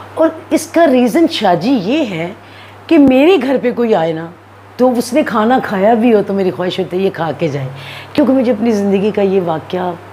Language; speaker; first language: Urdu; non-native, local second language; Punjabi